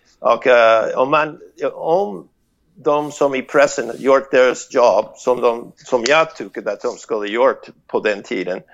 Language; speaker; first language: Swedish; non-native, fluent; English